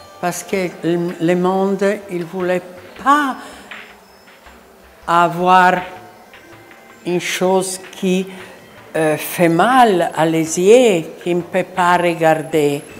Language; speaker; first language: French; non-native, learner; Italian